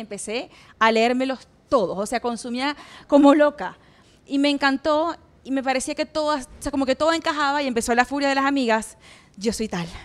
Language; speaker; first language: Spanish; native; Spanish